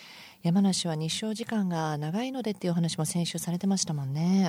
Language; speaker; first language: Japanese; native; Japanese